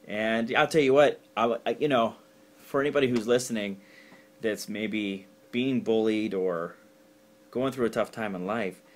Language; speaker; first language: English; native; English